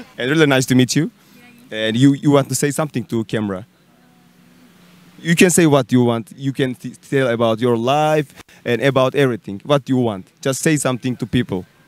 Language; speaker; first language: English; non-native, learner; Turkish